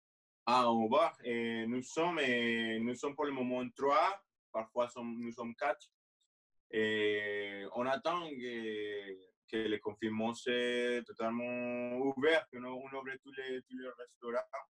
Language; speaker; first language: French; non-native, fluent; Spanish